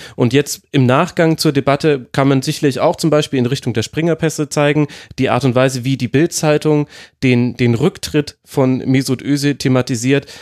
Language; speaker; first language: German; native; German